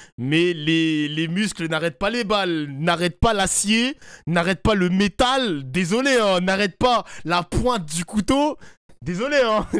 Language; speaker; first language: French; native; French